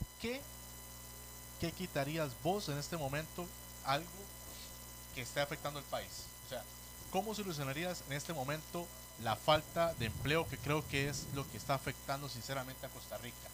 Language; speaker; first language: Spanish; native; Spanish